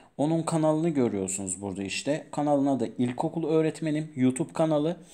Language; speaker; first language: Turkish; non-native, fluent; Persian